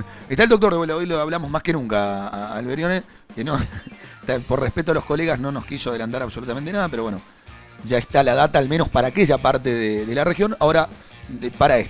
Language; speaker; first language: Spanish; native; Spanish